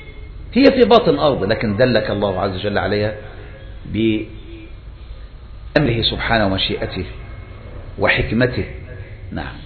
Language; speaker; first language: Arabic; native; Arabic